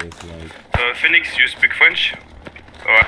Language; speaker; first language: English; non-native, learner; French